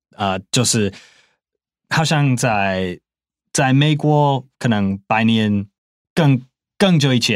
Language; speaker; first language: Chinese; non-native, fluent; English